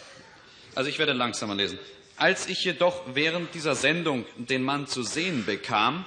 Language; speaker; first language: German; native; German